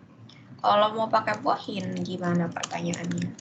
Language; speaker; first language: Indonesian; native; Indonesian